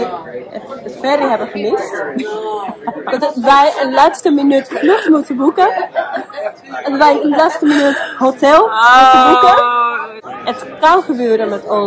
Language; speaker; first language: Dutch; non-native, fluent; Spanish